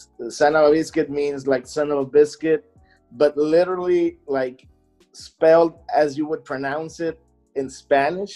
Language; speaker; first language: English; native; English